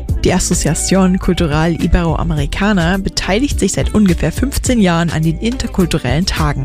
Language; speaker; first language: German; native; German